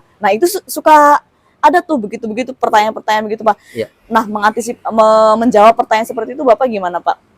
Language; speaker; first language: Indonesian; native; Indonesian